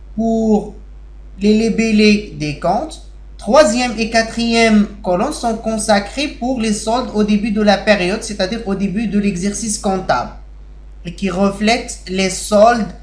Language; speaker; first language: French; non-native, local second language; Arabic